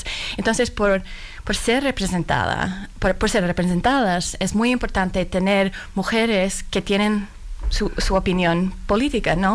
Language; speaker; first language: Spanish; non-native, fluent; Finnish